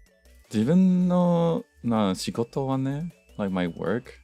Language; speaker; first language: Japanese; non-native, learner; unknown